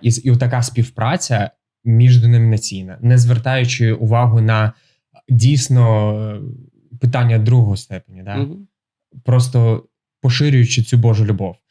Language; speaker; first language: Ukrainian; native; Ukrainian